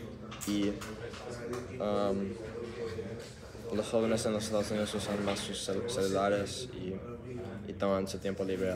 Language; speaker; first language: Spanish; non-native, learner; English